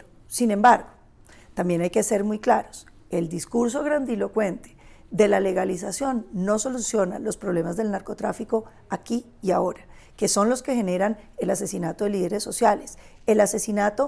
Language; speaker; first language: Spanish; native; Spanish